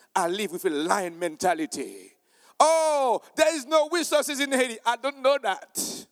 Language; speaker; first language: English; non-native, fluent; Haitian Creole